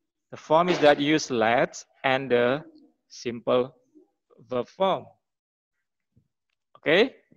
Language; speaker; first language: English; non-native, fluent; Indonesian